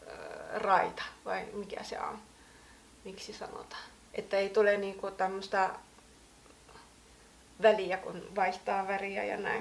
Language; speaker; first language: Finnish; native; Finnish